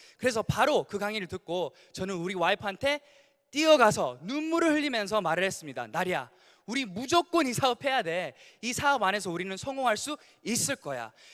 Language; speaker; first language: Korean; early bilingual, heritage; Korean